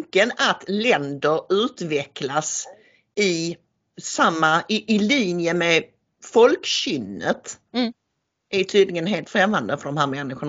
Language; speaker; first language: Swedish; native; Swedish